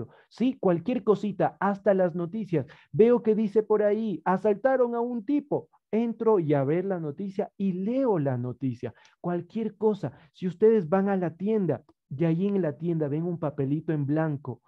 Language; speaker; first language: Spanish; native; Spanish